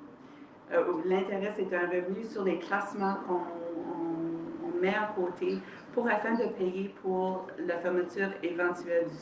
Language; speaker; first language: French; native; French